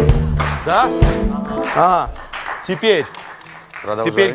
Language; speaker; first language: Russian; non-native, local second language; Armenian